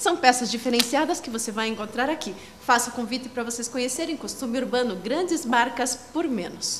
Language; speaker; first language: Portuguese; native; Portuguese